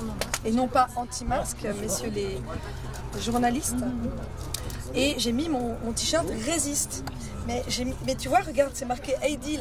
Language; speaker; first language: French; native; French